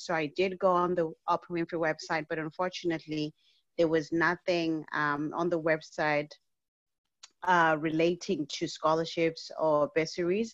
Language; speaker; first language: English; non-native, local second language; North Ndebele